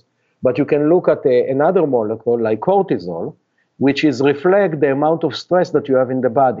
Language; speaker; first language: English; non-native, fluent; Hebrew